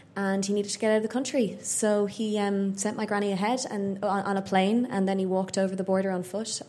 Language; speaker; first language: English; native; English